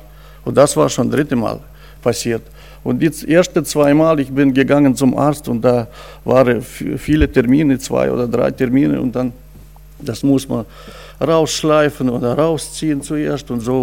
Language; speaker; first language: German; non-native, fluent; Russian